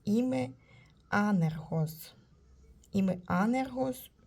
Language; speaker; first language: Greek; non-native, learner; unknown